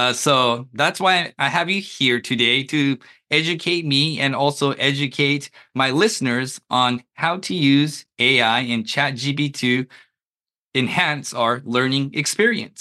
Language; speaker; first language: English; early bilingual, other home language; Japanese